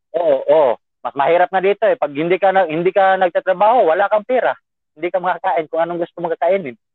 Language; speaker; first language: Filipino; non-native, local second language; Cebuano